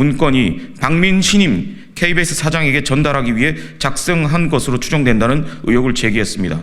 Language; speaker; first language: Korean; native; Korean